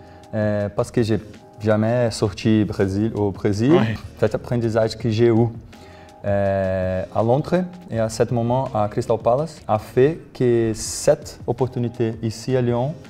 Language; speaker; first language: French; non-native, learner; Portuguese